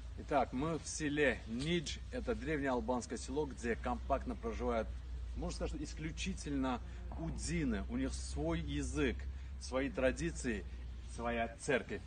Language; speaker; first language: Russian; non-native, local second language; Azerbaijani